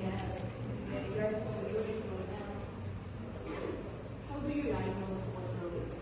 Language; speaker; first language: English; non-native, learner; Spanish